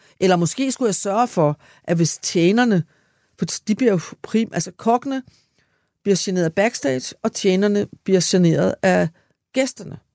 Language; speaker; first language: Danish; native; Danish